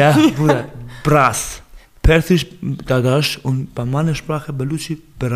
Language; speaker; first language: German; non-native, learner; Baluchi